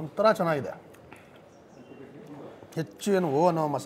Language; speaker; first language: Kannada; native; Kannada